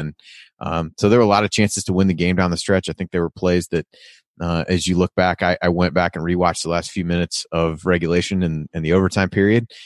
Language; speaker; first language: English; native; English